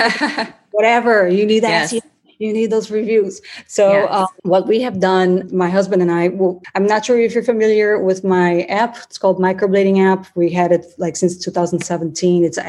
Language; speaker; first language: English; non-native, fluent; Portuguese